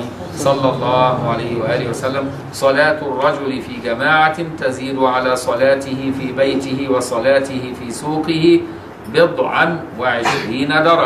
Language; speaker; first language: Arabic; native; Arabic